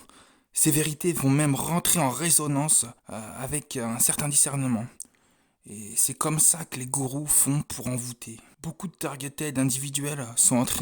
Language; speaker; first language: French; native; French